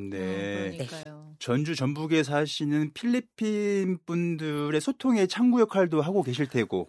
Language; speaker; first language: Korean; native; Korean